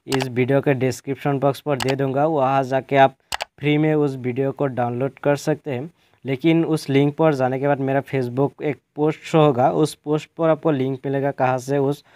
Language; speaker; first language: Hindi; non-native, local second language; Assamese